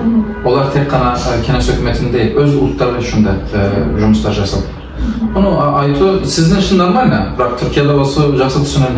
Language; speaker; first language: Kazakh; non-native, learner; Turkish